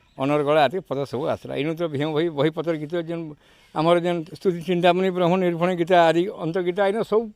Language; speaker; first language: Odia; native; Odia